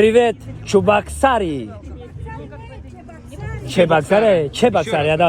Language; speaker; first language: Russian; non-native, learner; Tajik